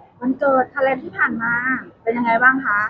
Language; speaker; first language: Thai; native; Thai